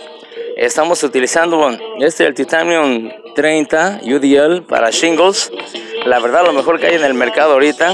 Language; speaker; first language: Spanish; native; Spanish